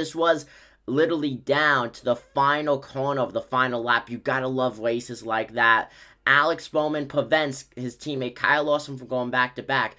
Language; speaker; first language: English; native; English